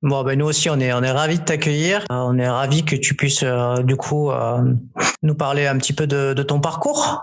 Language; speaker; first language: French; native; French